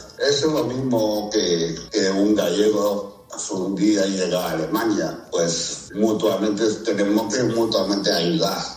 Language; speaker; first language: Spanish; non-native, fluent; Chinese